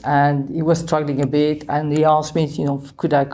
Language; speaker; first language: English; non-native, fluent; French